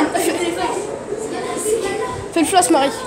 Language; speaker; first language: French; native; French